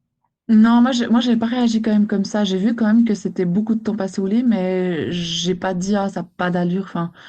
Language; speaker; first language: French; native; French